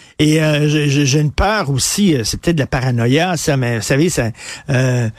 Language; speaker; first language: French; native; French